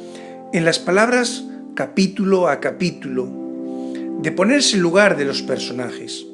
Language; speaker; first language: Spanish; native; Spanish